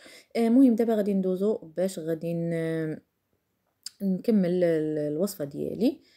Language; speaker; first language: Arabic; native; Arabic